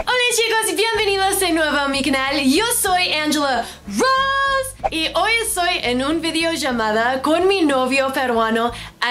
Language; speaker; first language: Spanish; non-native, learner; English